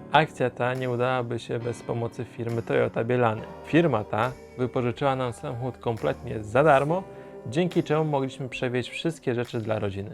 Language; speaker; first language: Polish; native; Polish